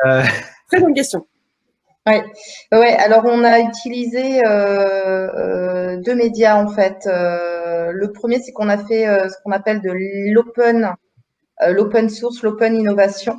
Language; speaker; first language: French; native; French